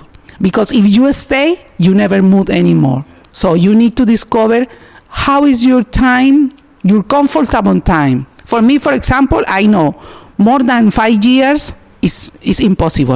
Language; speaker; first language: English; non-native, learner; Spanish